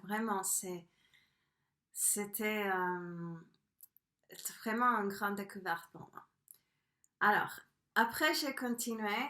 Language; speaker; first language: French; non-native, fluent; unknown